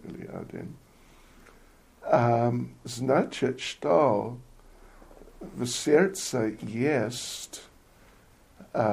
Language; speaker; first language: Russian; non-native, learner; English